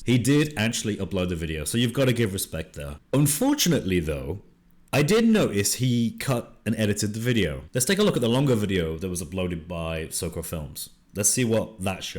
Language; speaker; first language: English; native; English